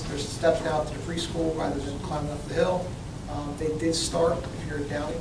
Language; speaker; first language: English; native; English